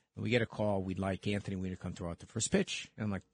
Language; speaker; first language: English; early bilingual, other home language; Italian